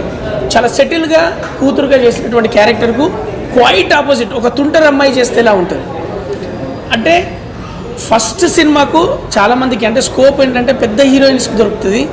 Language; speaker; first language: Telugu; native; Telugu